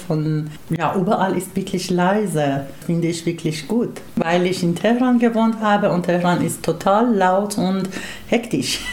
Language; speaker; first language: German; non-native, fluent; Persian